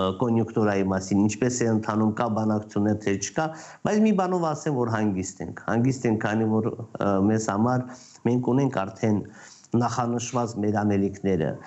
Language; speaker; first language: Armenian; native; Armenian